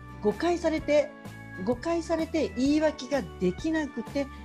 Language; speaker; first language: Japanese; native; Japanese